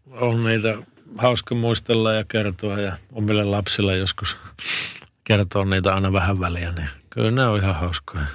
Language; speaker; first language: Finnish; native; Finnish